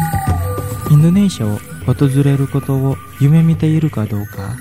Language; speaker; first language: Japanese; non-native, fluent; Indonesian